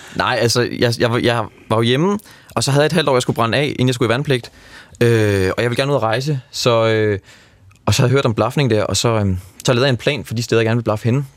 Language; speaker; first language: Danish; native; Danish